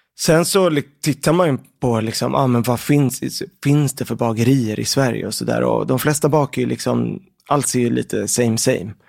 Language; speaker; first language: Swedish; early bilingual, other home language; Arabic